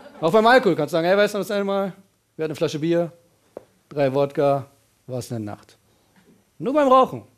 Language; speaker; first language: German; early bilingual, other home language; Persian